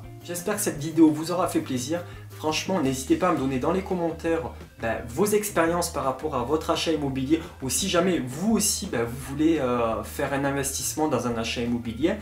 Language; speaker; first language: French; native; French